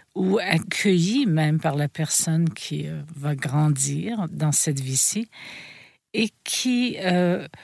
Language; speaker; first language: French; native; French